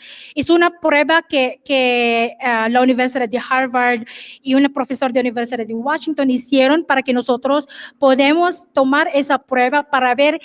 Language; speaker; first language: Spanish; non-native, fluent; English